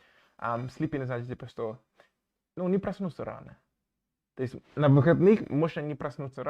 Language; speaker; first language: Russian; non-native, fluent; English